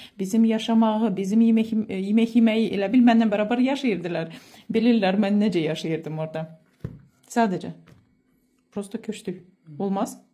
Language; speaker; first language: Azerbaijani; non-native, fluent; Russian